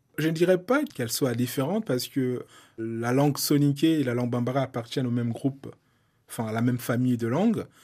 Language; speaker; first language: French; non-native, local second language; Soninke